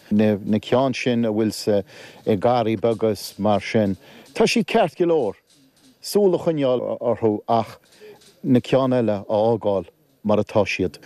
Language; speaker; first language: Irish; native; Irish